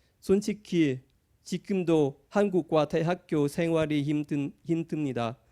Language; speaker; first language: Korean; non-native, fluent; Thai